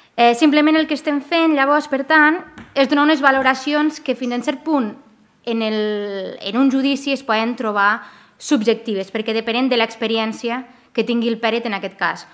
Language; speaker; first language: Catalan; native; Catalan